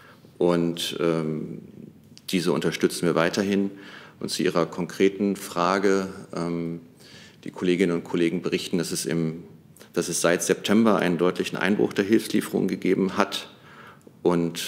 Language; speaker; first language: German; native; German